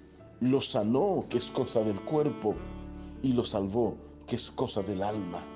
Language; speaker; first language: Spanish; native; Spanish